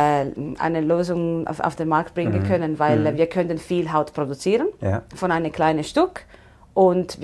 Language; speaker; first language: German; non-native, fluent; Italian